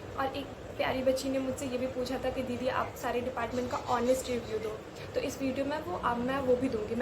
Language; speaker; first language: Hindi; native; Hindi